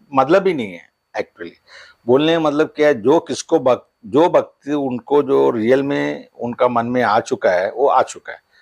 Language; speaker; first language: Hindi; non-native, local second language; Tamil